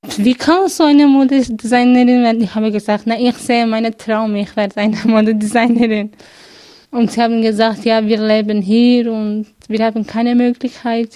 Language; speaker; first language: German; non-native, learner; Kurdish